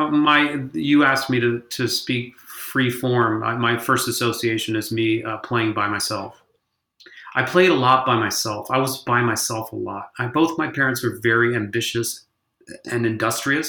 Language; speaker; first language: English; native; English